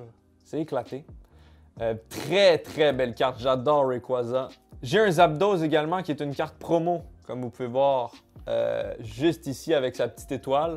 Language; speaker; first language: French; native; French